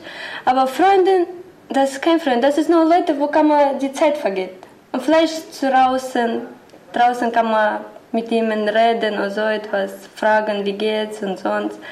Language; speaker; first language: German; non-native, learner; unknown